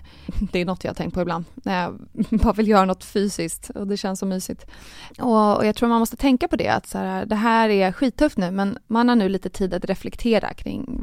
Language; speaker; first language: Swedish; native; Swedish